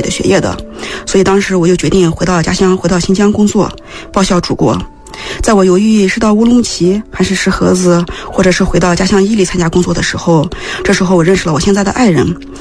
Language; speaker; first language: Chinese; native; Chinese